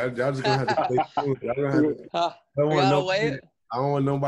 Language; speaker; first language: English; native; English